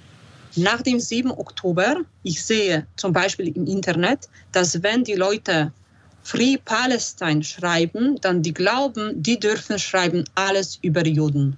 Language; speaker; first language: German; non-native, fluent; Polish